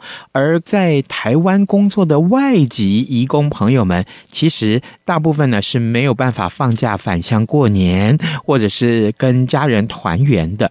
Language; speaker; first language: Chinese; native; Chinese